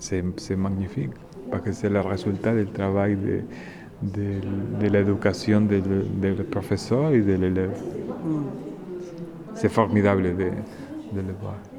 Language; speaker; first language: French; non-native, learner; Spanish